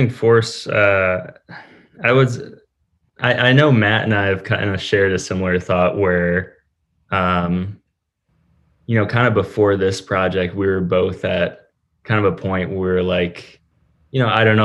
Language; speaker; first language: English; native; English